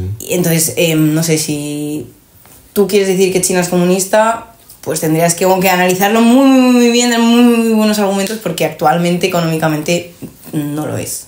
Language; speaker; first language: Spanish; native; Spanish